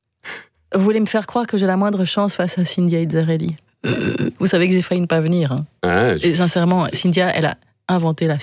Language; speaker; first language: French; native; French